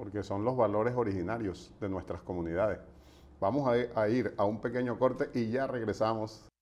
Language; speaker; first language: Spanish; native; Spanish